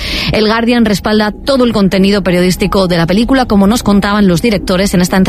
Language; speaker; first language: Spanish; native; Spanish